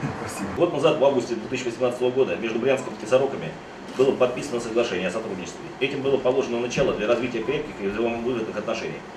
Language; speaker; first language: Russian; native; Russian